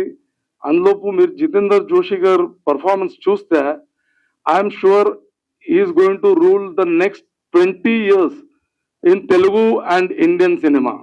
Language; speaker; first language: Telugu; early bilingual, heritage; Telugu